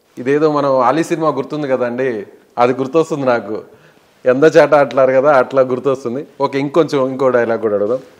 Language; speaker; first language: Telugu; native; Telugu